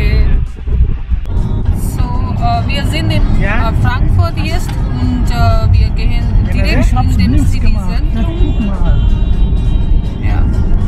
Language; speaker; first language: German; non-native, learner; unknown